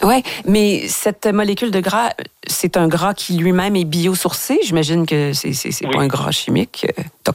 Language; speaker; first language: French; native; French